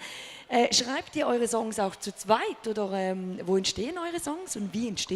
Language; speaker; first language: German; native; German